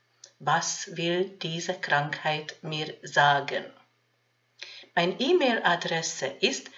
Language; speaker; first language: German; non-native, fluent; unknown